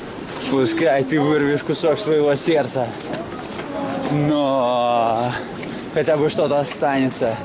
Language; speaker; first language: Russian; native; Russian